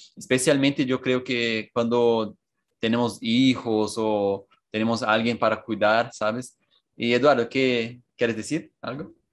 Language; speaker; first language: Spanish; non-native, fluent; Portuguese